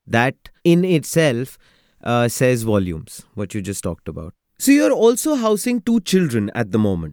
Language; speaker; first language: English; non-native, local second language; Hindi